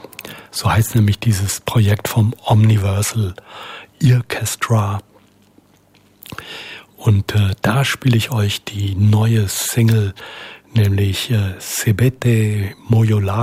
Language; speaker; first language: German; native; German